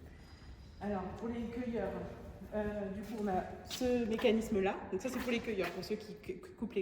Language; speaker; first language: French; native; French